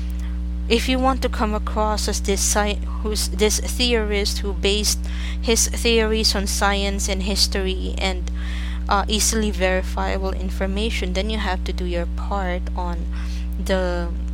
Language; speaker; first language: English; non-native, local second language; Filipino